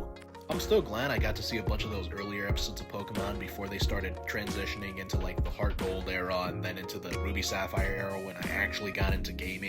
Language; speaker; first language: English; native; English